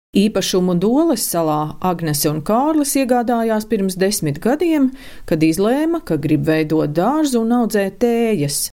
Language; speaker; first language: Latvian; native; Latvian